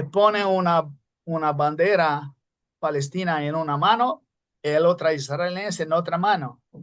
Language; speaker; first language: Spanish; non-native, fluent; Portuguese